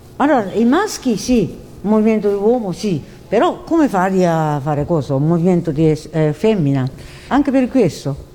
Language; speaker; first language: Italian; non-native, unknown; Japanese